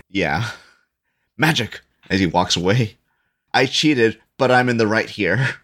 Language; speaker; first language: English; early bilingual, other home language; Spanish